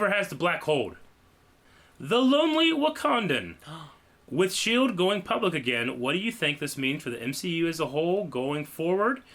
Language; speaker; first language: English; native; English